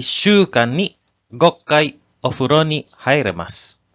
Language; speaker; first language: Japanese; non-native, learner; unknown